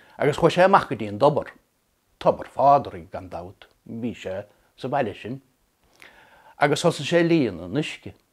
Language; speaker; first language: Irish; native; Irish